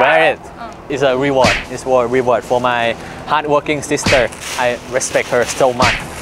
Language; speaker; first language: English; non-native, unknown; Thai